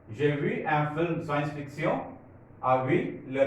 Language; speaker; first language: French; non-native, fluent; Tamil